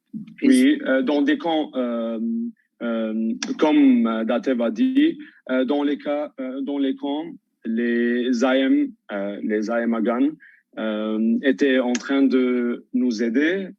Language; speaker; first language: French; non-native, local second language; Armenian